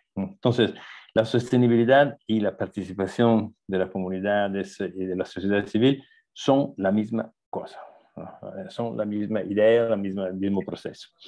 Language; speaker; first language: Spanish; non-native, fluent; Italian